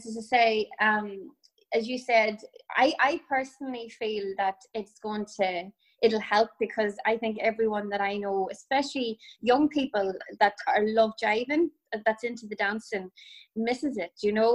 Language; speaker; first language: English; native; English